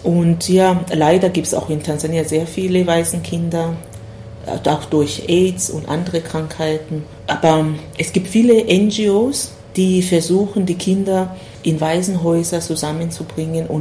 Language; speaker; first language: German; non-native, fluent; Swahili